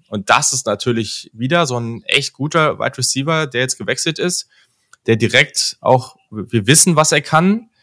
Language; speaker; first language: German; native; German